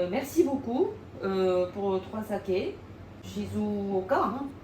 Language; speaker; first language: French; non-native, learner; Korean